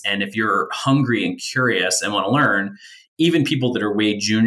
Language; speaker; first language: English; native; English